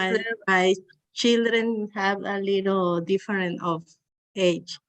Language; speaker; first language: English; non-native, learner; Spanish